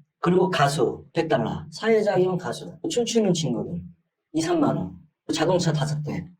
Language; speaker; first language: Korean; native; Korean